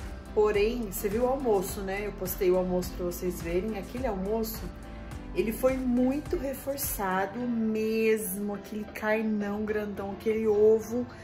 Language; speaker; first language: Portuguese; native; Portuguese